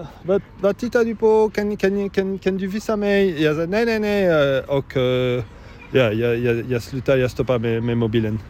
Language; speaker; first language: Swedish; non-native, learner; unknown